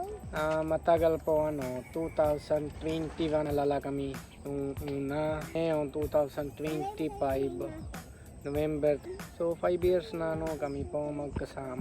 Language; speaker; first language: Filipino; non-native, learner; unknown